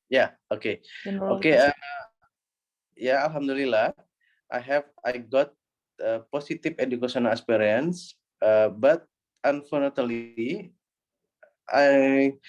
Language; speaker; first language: English; non-native, learner; Indonesian